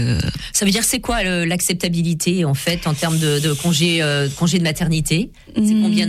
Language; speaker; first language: French; native; French